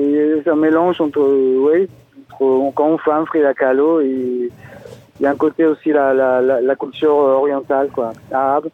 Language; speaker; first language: French; non-native, fluent; Spanish